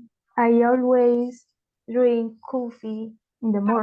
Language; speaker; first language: English; non-native, learner; Spanish